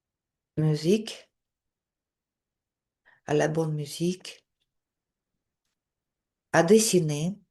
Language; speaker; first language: French; non-native, fluent; Russian